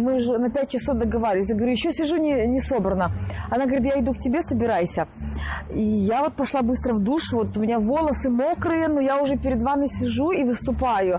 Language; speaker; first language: Russian; native; Russian